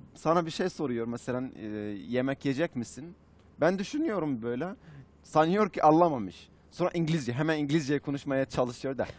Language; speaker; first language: Turkish; non-native, fluent; Arabic